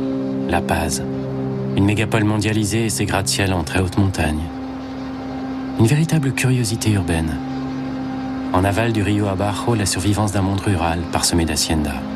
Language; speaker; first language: French; native; French